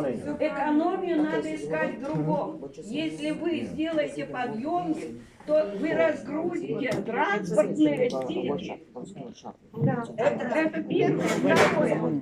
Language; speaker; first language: Russian; native; Russian